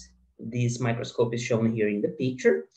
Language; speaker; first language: English; non-native, fluent; Portuguese